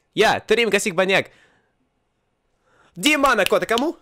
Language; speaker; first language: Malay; non-native, learner; Russian